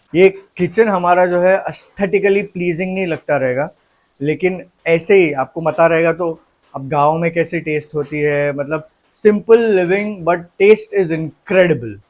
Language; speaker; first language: Hindi; non-native, local second language; Marathi